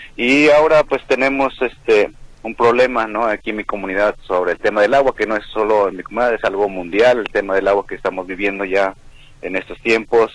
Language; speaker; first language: Spanish; non-native, local second language; Nahuatl languages